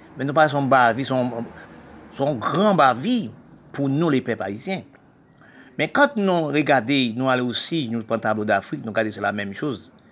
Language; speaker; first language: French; non-native, local second language; Haitian Creole